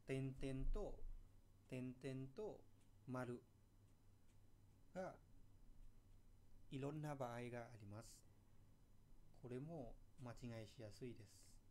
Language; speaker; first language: Japanese; non-native, fluent; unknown